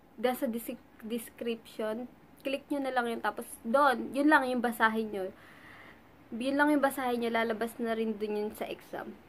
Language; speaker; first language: Filipino; native; Filipino